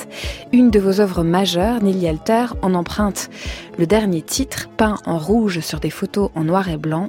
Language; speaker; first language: French; native; French